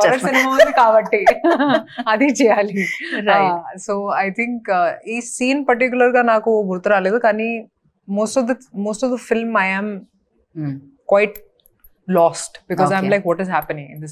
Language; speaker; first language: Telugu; non-native, fluent; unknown